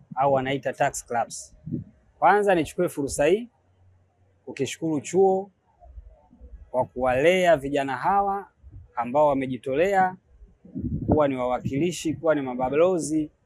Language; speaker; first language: Swahili; native; Swahili